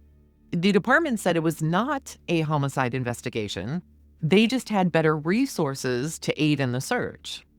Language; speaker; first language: English; native; English